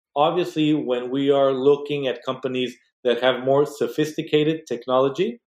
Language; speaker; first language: English; non-native, fluent; Spanish